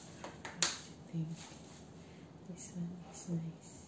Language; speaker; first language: English; non-native, local second language; Filipino